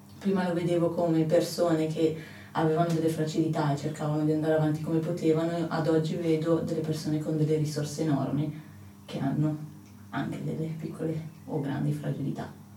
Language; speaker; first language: Italian; native; Italian